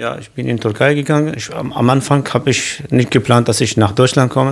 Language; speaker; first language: German; non-native, learner; Kurdish